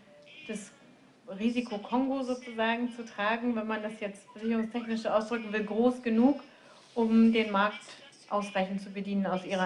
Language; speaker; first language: German; native; German